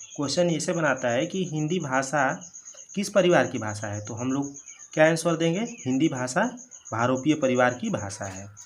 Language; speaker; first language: Hindi; native; Hindi